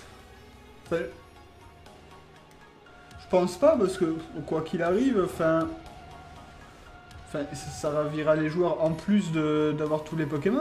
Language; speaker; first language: French; native; French